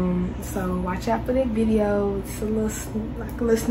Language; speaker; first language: English; native; English